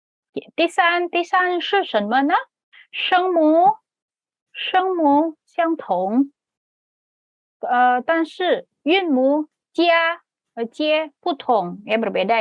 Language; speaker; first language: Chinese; non-native, fluent; Indonesian